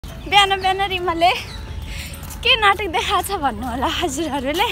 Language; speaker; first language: Nepali; early bilingual, heritage; Hindi